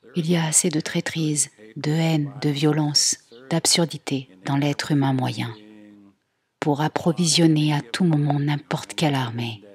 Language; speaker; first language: French; native; French